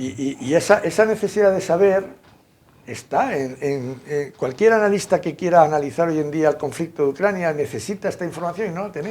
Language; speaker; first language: Spanish; native; Spanish